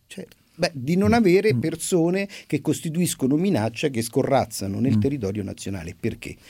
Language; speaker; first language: Italian; native; Italian